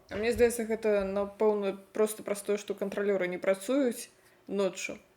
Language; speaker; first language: Belarusian; non-native, local second language; Russian